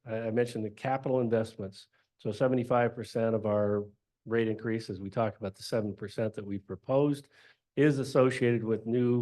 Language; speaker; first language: English; native; English